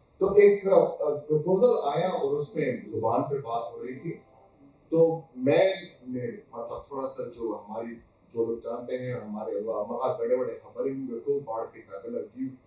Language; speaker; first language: Urdu; non-native, local second language; Pashto